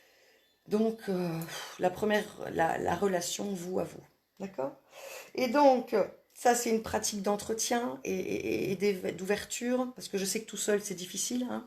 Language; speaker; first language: French; native; French